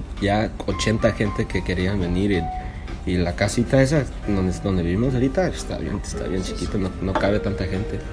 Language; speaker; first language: Spanish; early bilingual, heritage; Spanish